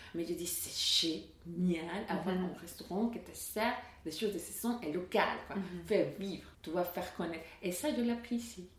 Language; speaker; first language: French; non-native, learner; Spanish